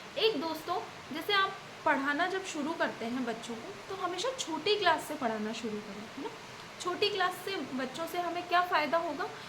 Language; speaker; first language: Hindi; native; Hindi